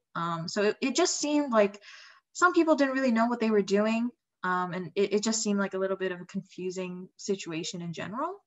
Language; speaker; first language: English; non-native, fluent; Indonesian